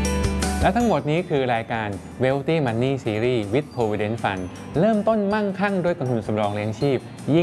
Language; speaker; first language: Thai; native; Thai